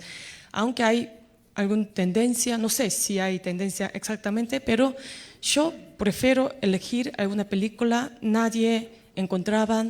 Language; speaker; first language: Spanish; non-native, fluent; Korean